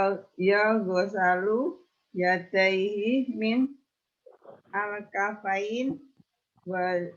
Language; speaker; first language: Arabic; non-native, learner; Indonesian